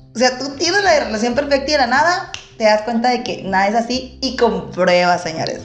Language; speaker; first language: Spanish; native; Spanish